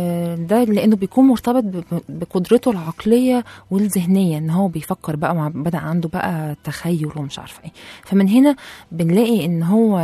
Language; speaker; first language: Arabic; native; Arabic